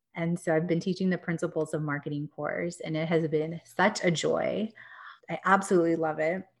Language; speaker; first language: English; native; English